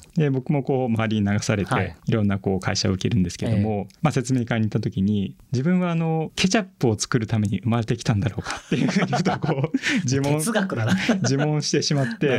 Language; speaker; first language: Japanese; native; Japanese